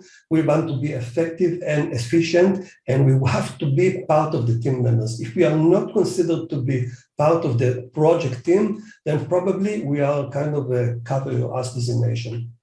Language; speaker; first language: English; non-native, fluent; Hebrew